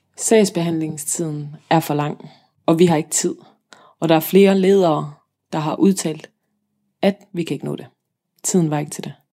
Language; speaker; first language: Danish; native; Danish